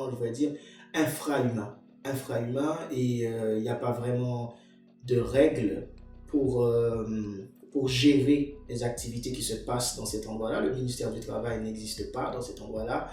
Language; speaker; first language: French; non-native, local second language; Haitian Creole